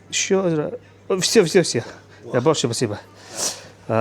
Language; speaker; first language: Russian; non-native, learner; Mongolian